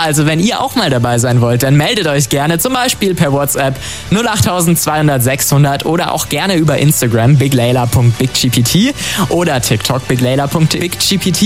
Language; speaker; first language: German; native; German